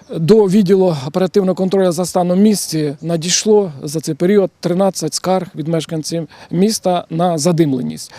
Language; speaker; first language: Ukrainian; native; Ukrainian